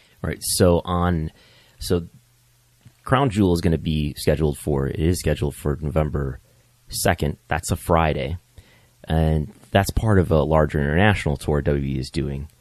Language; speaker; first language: English; native; English